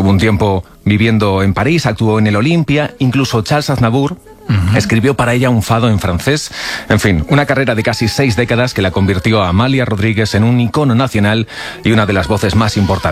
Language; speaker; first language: Spanish; native; Spanish